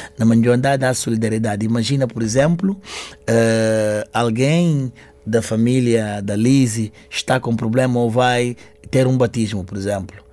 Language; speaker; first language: Portuguese; non-native, local second language; Upper Guinea Crioulo